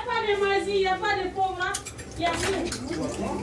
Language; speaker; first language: French; non-native, learner; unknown